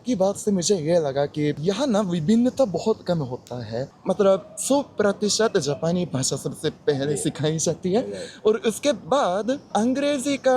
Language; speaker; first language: Hindi; non-native, fluent; Japanese